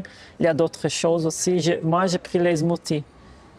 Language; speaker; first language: French; non-native, fluent; Portuguese